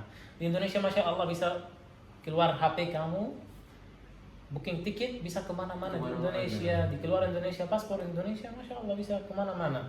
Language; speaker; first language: Indonesian; non-native, learner; Arabic